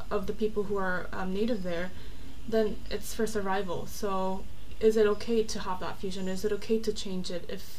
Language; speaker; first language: English; non-native, fluent; Korean